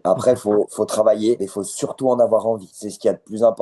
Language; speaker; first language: French; native; French